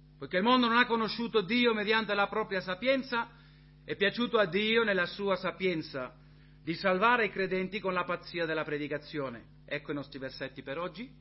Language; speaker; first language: Italian; non-native, fluent; English